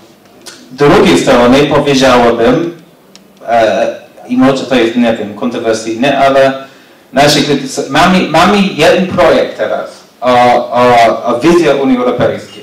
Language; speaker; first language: Polish; non-native, learner; English